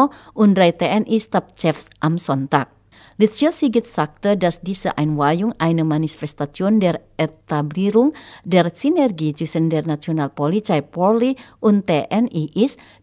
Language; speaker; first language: German; non-native, fluent; Indonesian